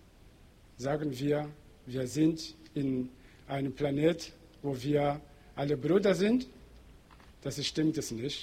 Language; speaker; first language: German; non-native, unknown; Portuguese